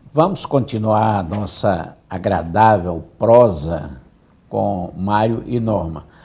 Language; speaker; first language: Portuguese; native; Portuguese